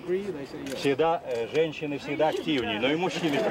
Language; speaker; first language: Russian; native; Russian